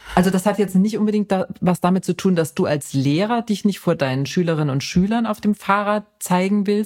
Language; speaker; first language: German; native; German